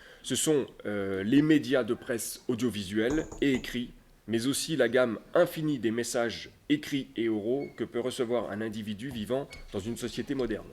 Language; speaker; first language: French; native; French